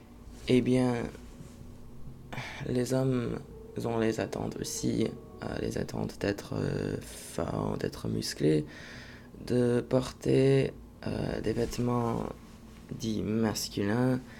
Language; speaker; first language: French; non-native, fluent; English